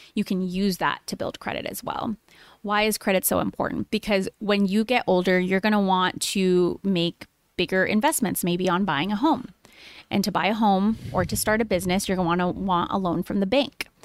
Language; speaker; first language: English; early bilingual, other home language; Spanish